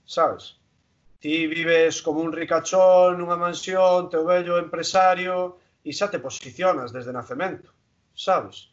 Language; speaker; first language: Galician; non-native, local second language; Spanish